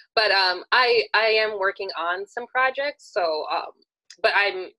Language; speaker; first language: English; native; English